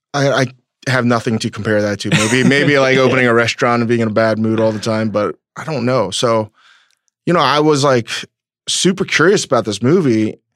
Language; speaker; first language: English; native; English